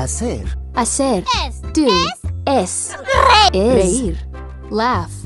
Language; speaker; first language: Spanish; non-native, learner; English